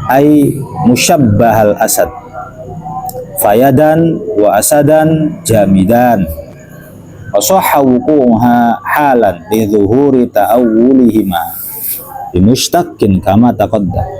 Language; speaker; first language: Arabic; non-native, fluent; Javanese